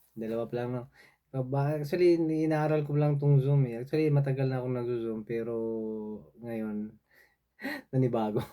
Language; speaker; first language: Filipino; non-native, local second language; Cebuano